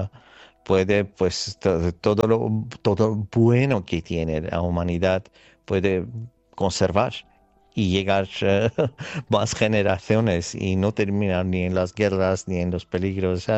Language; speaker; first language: Spanish; non-native, fluent; Armenian